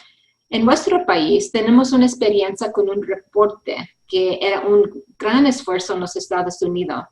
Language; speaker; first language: Spanish; early bilingual, heritage; English